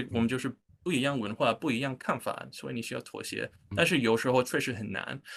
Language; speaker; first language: Chinese; non-native, fluent; English